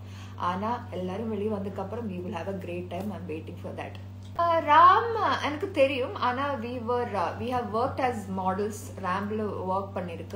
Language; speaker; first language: Tamil; non-native, learner; Malayalam